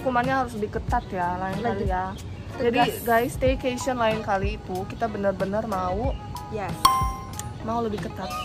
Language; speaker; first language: Indonesian; non-native, fluent; Korean